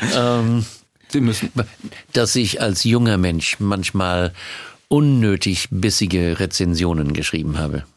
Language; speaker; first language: German; non-native, fluent; English